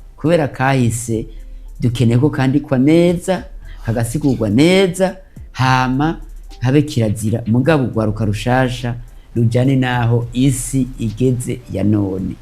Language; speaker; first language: Rundi; native; Rundi